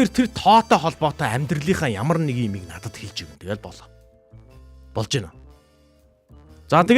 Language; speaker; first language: Mongolian; native; Mongolian